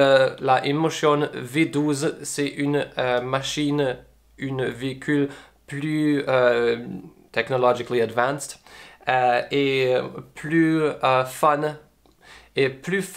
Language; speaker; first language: French; non-native, learner; English